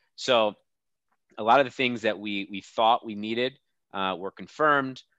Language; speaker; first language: English; native; English